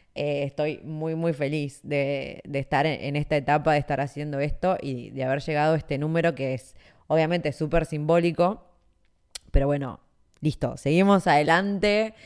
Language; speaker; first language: Spanish; native; Spanish